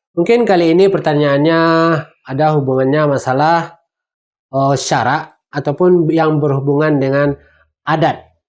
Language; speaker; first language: Malay; non-native, local second language; Minangkabau